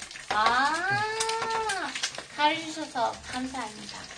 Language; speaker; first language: Korean; non-native, learner; Swedish